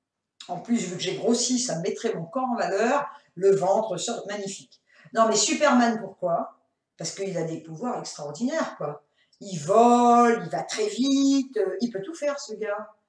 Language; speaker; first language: French; native; French